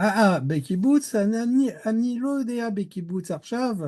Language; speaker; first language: Hebrew; non-native, learner; French